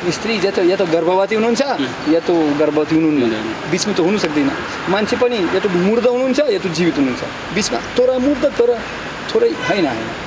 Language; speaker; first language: Nepali; non-native, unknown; Russian